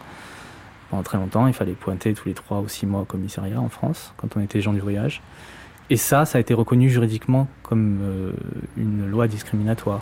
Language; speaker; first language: French; native; French